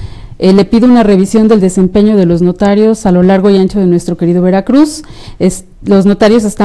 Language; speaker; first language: Spanish; native; Spanish